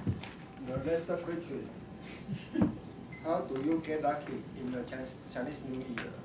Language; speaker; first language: English; non-native, learner; Chinese